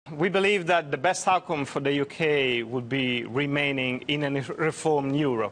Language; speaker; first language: English; non-native, fluent; Italian